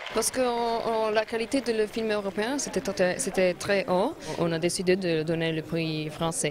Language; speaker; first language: French; non-native, learner; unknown